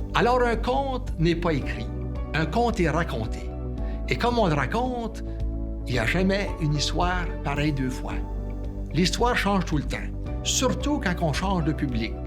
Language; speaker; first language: French; native; French